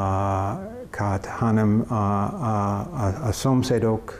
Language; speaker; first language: Hungarian; non-native, learner; English